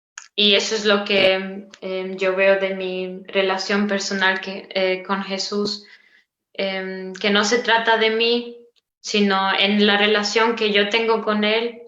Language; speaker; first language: Spanish; non-native, learner; Romanian